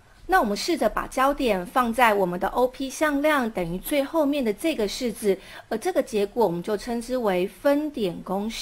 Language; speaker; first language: Chinese; native; Chinese